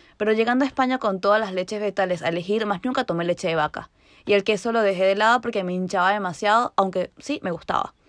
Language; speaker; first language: Spanish; native; Spanish